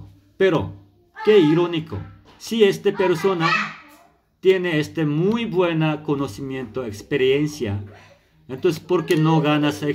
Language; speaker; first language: Spanish; non-native, learner; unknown